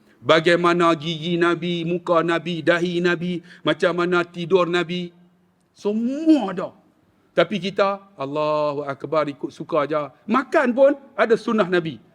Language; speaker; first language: Malay; native; Malay